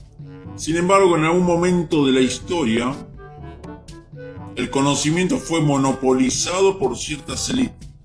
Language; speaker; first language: Spanish; native; Spanish